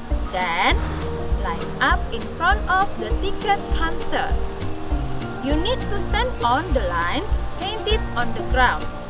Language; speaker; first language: English; non-native, fluent; Indonesian